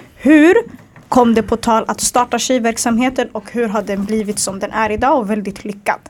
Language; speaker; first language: Swedish; early bilingual, other home language; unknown